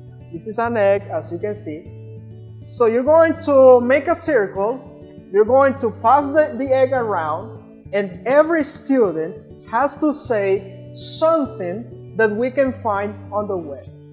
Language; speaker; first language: English; non-native, fluent; Spanish